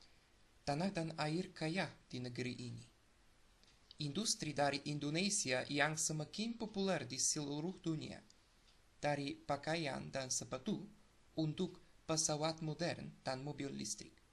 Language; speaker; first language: Indonesian; non-native, learner; Bulgarian